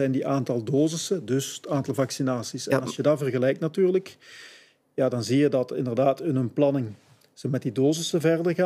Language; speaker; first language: Dutch; native; Dutch